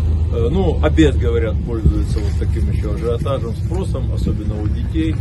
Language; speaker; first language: Russian; native; Russian